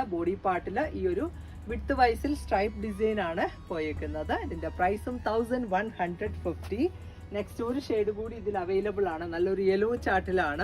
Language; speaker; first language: Malayalam; native; Malayalam